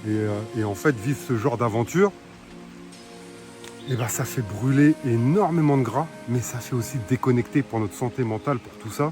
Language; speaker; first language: French; native; French